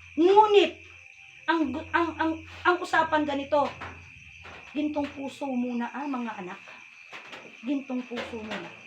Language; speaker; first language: Filipino; non-native, local second language; Iloko